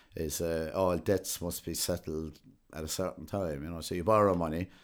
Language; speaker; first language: English; native; English